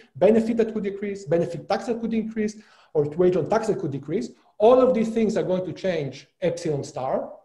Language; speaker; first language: English; non-native, fluent; Hebrew